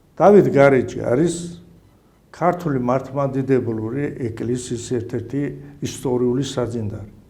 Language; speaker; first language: Georgian; non-native, local second language; Azerbaijani